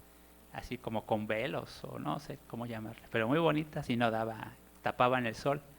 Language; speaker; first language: Spanish; native; Spanish